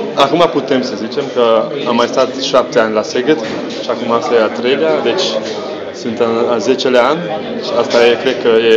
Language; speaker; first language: Romanian; non-native, local second language; Hungarian